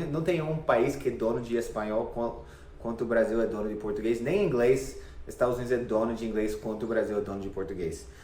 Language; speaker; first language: Portuguese; non-native, fluent; English